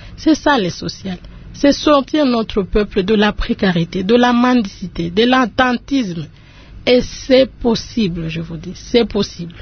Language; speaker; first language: French; non-native, local second language; Lingala